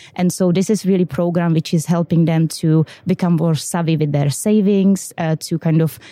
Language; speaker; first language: English; non-native, fluent; Czech